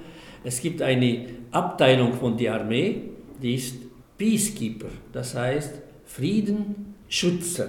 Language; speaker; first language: German; non-native, fluent; Arabic